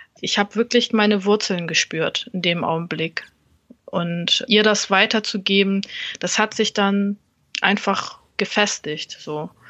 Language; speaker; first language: German; early bilingual, other home language; Vietnamese